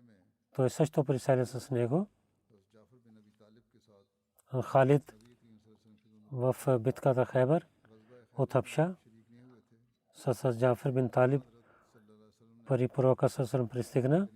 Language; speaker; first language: Bulgarian; non-native, learner; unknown